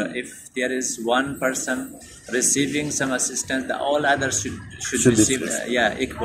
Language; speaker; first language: English; non-native, fluent; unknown